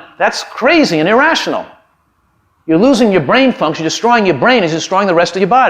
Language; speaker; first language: English; native; English